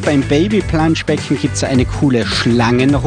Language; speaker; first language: German; native; German